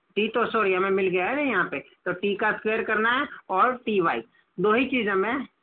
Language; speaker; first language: Hindi; non-native, local second language; Gujarati